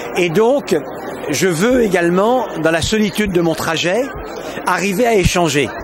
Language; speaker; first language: French; native; French